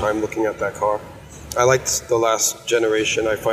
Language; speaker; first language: English; native; English